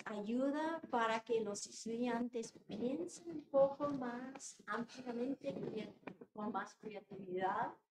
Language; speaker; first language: Spanish; non-native, fluent; English